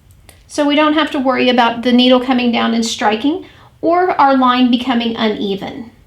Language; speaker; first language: English; native; English